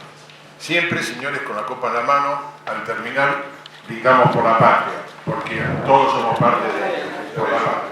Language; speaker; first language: Spanish; native; Spanish